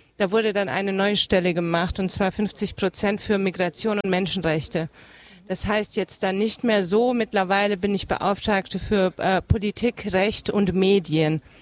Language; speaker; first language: German; early bilingual, other home language; Hungarian